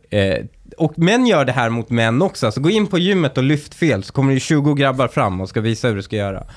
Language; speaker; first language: Swedish; early bilingual, other home language; Persian